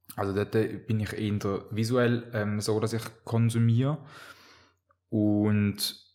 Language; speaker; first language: German; native; German